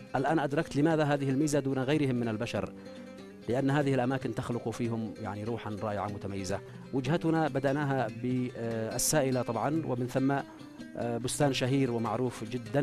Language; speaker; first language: Arabic; native; Arabic